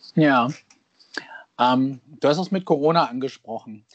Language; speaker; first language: German; native; German